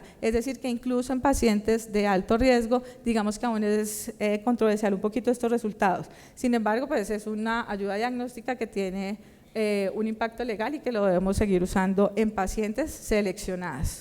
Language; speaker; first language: Spanish; native; Spanish